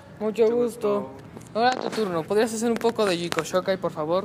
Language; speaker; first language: Spanish; native; Spanish